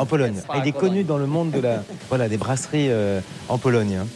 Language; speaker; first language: French; native; French